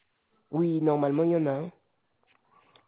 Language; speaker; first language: French; native; French